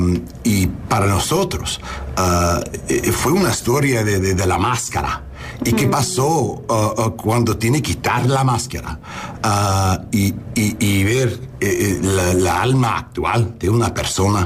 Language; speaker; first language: Spanish; non-native, learner; English